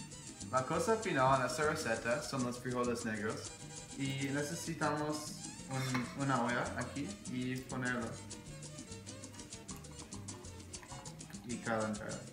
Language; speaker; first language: Spanish; non-native, learner; English